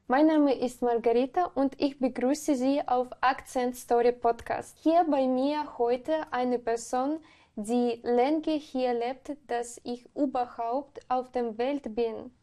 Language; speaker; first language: German; non-native, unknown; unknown